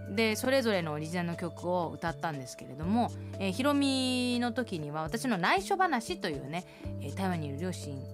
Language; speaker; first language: Japanese; early bilingual, heritage; Japanese